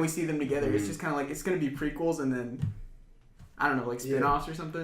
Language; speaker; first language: English; native; English